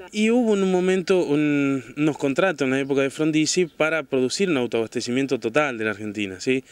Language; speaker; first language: Spanish; native; Spanish